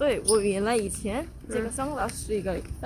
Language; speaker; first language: Chinese; non-native, learner; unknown